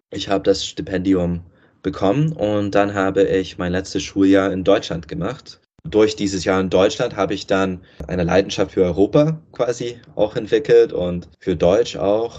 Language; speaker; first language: German; non-native, fluent; English